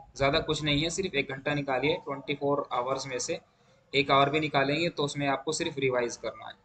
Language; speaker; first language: Hindi; native; Hindi